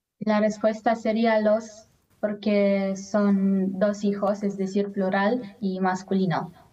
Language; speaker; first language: Spanish; non-native, learner; Romanian